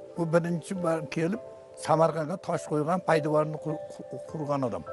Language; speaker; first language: Uzbek; native; Uzbek